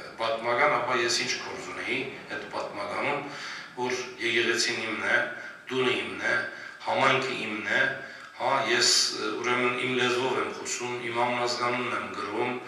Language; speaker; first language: Armenian; early bilingual, heritage; Armenian